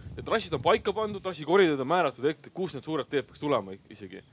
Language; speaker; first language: Estonian; native; Estonian